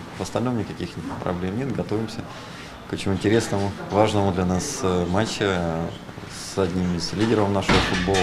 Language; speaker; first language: Russian; native; Russian